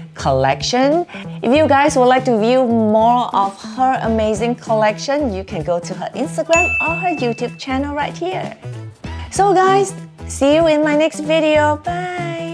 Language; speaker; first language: English; native; English